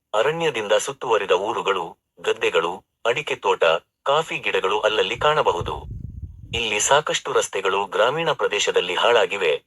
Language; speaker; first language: Kannada; native; Kannada